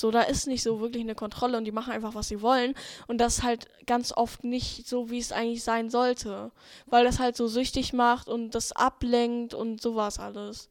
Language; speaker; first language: German; native; German